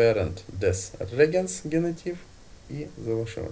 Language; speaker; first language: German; non-native, fluent; Ukrainian